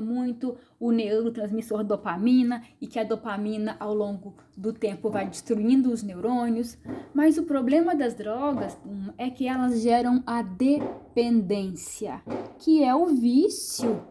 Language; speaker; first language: Portuguese; native; Portuguese